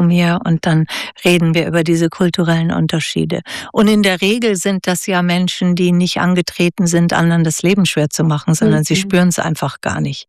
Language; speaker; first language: German; native; German